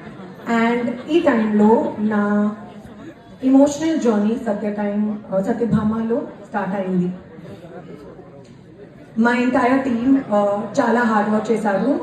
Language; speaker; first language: Telugu; non-native, learner; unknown